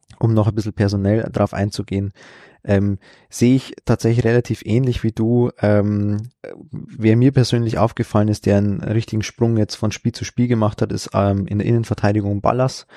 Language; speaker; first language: German; native; German